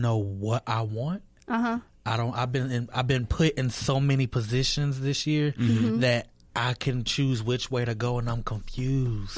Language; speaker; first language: English; native; English